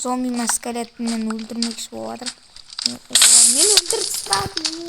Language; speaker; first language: Kazakh; native; Kazakh